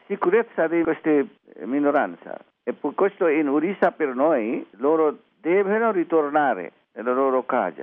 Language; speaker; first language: Italian; non-native, learner; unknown